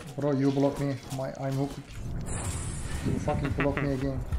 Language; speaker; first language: English; non-native, learner; Turkish